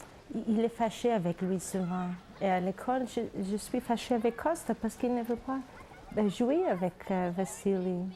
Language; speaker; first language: French; non-native, learner; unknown